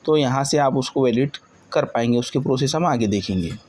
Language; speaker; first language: Hindi; non-native, local second language; Marathi